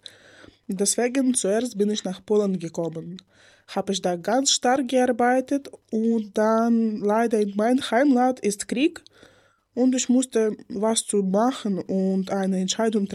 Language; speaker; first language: German; non-native, learner; Ukrainian